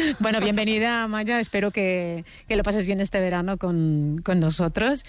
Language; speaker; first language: Spanish; native; Spanish